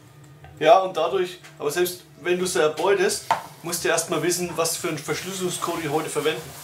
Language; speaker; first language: German; native; German